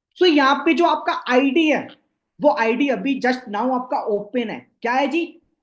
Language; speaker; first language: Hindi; non-native, local second language; Bangla